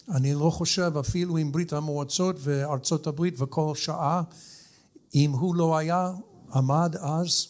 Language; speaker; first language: Hebrew; non-native, fluent; English